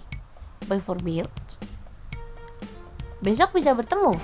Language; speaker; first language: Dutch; non-native, fluent; Indonesian